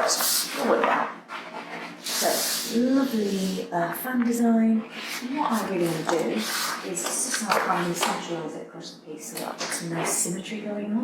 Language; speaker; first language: English; native; English